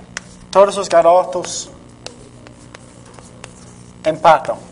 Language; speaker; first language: Portuguese; non-native, fluent; English